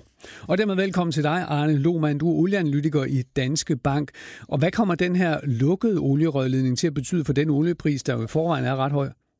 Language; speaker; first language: Danish; native; Danish